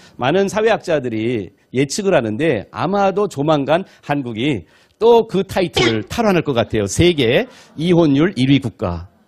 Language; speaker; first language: Korean; native; Korean